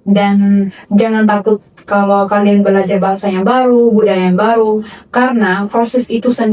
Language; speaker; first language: Indonesian; non-native, fluent; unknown